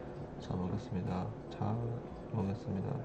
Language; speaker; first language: Korean; non-native, learner; English